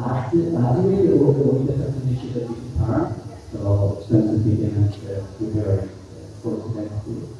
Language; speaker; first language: English; non-native, fluent; Korean